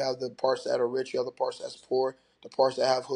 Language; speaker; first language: English; native; English